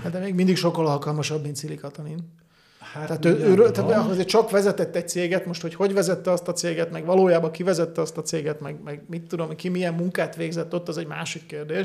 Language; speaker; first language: Hungarian; native; Hungarian